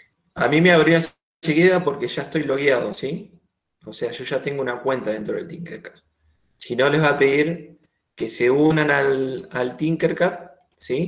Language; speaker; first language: Spanish; native; Spanish